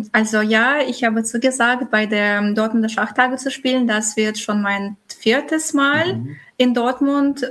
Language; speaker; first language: German; non-native, fluent; Russian